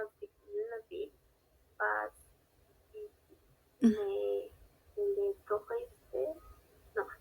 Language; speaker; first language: French; non-native, learner; Spanish